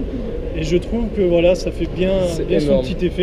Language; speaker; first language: French; native; French